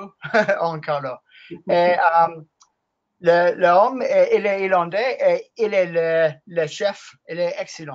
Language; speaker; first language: French; non-native, learner; English